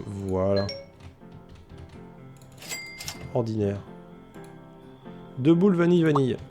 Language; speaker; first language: French; native; French